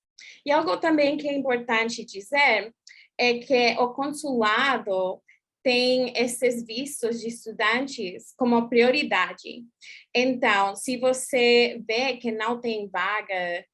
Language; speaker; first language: Portuguese; non-native, fluent; English